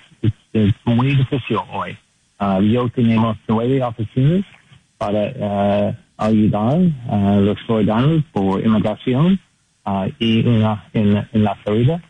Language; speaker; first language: Spanish; non-native, learner; English